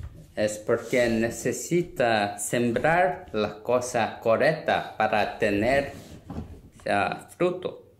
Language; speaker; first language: Spanish; non-native, learner; Korean